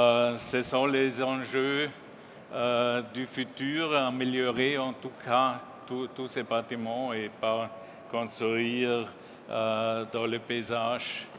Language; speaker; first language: French; non-native, learner; German